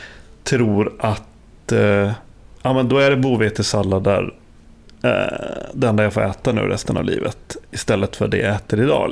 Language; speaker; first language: Swedish; native; Swedish